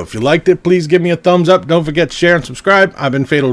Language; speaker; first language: English; native; English